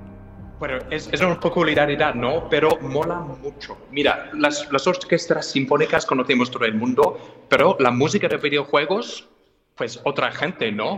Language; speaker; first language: Spanish; non-native, fluent; English